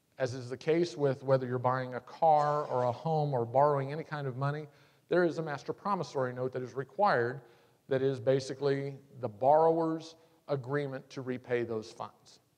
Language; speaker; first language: English; native; English